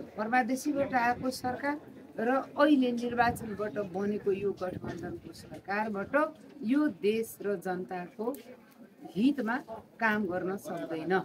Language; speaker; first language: Nepali; non-native, local second language; Maithili